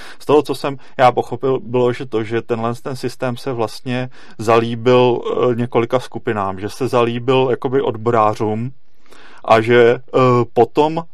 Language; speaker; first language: Czech; native; Czech